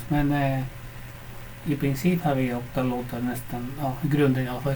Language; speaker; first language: Swedish; non-native, fluent; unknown